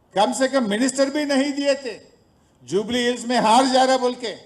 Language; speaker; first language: Hindi; non-native, local second language; Telugu